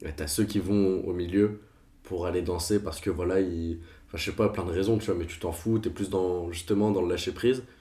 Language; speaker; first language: French; non-native, fluent; Portuguese